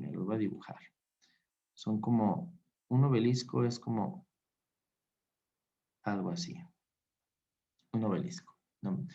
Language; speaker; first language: Spanish; native; Spanish